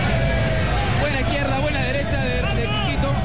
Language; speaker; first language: Spanish; native; Spanish